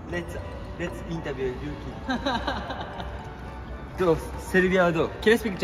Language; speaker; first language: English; non-native, learner; Japanese